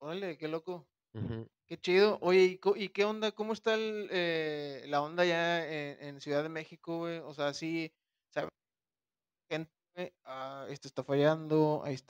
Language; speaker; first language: Spanish; native; Spanish